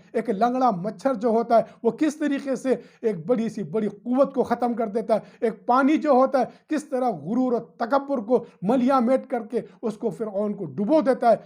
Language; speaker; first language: Urdu; non-native, local second language; Pashto